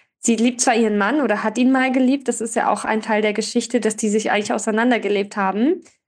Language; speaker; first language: German; native; German